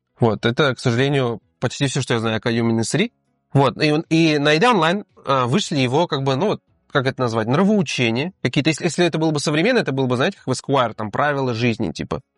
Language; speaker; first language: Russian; native; Russian